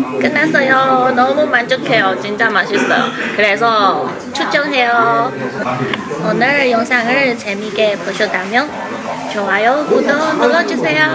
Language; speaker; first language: Korean; non-native, learner; Chinese